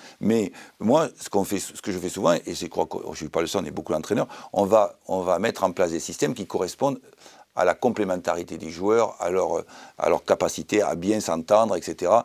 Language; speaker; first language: French; native; French